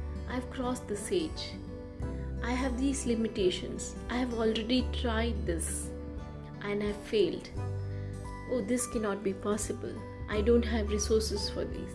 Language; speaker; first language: English; non-native, local second language; Hindi